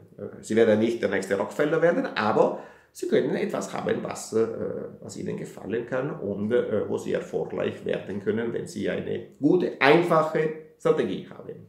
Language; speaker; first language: German; non-native, fluent; Italian